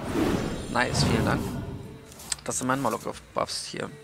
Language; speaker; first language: German; native; German